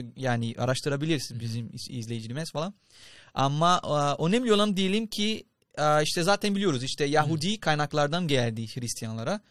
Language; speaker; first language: Turkish; non-native, fluent; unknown